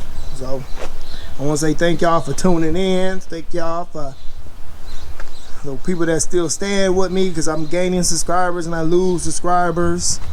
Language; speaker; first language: English; native; English